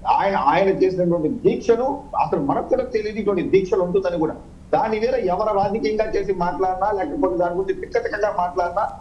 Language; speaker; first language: Telugu; native; Telugu